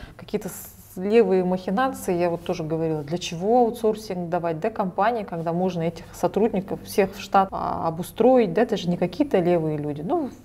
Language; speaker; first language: Russian; non-native, local second language; Kazakh